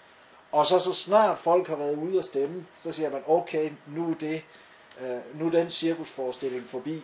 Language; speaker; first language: Danish; native; Danish